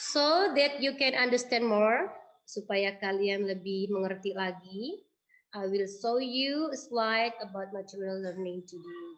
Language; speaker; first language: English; non-native, learner; Indonesian